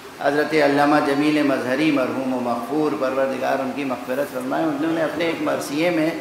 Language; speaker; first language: Urdu; native; Urdu